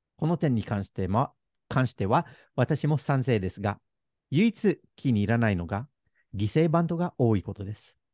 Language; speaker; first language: Japanese; non-native, fluent; English